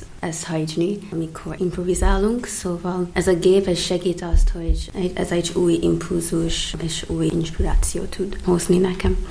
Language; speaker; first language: Hungarian; non-native, fluent; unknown